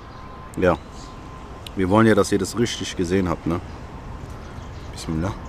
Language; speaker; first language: German; non-native, local second language; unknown